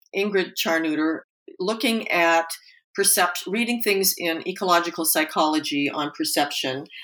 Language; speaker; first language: English; native; English